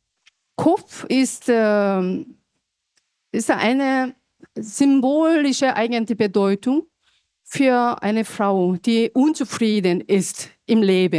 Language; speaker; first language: German; non-native, fluent; Korean